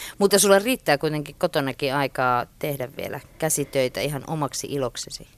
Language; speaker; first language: Finnish; native; Finnish